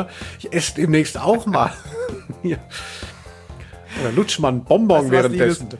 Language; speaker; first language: German; native; German